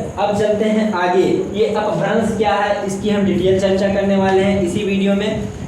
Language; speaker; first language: Hindi; native; Hindi